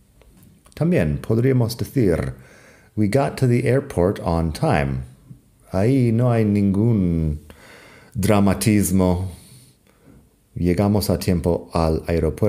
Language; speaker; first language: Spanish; non-native, fluent; English